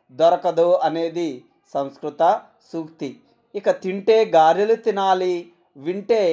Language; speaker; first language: Telugu; native; Telugu